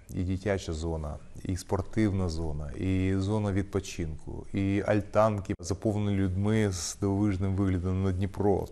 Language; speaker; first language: Ukrainian; non-native, local second language; Russian